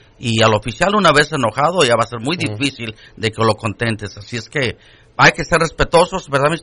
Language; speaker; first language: Spanish; native; Spanish